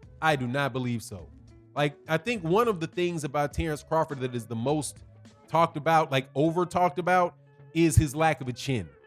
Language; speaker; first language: English; native; English